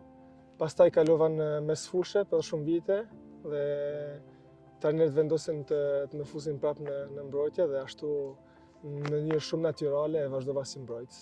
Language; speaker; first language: Albanian; early bilingual, heritage; Albanian